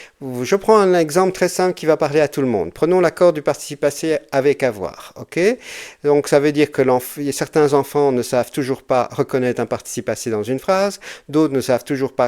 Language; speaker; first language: French; native; French